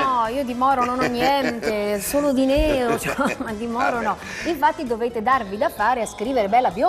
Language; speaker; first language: Italian; native; Italian